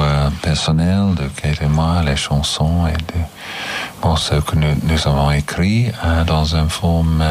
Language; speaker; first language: French; non-native, learner; English